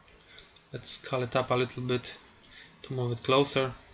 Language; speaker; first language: English; non-native, fluent; Polish